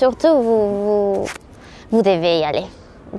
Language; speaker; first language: French; non-native, learner; Spanish